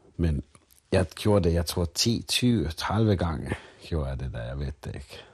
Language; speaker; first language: Danish; non-native, fluent; Finnish